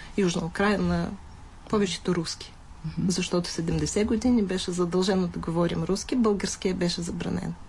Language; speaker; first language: Bulgarian; early bilingual, heritage; Bulgarian